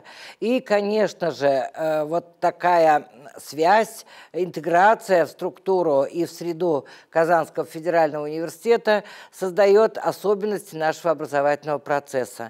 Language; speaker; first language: Russian; native; Russian